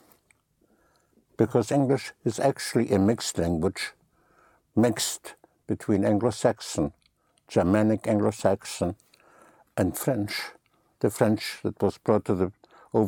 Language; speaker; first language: English; non-native, fluent; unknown